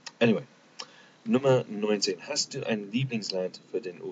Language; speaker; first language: German; non-native, fluent; English